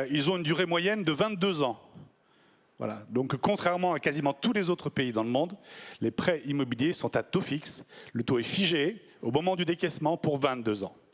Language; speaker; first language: French; native; French